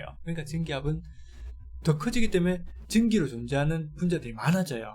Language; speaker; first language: Korean; native; Korean